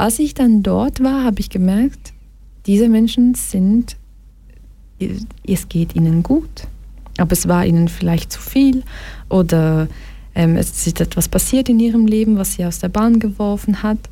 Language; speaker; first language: German; early bilingual, other home language; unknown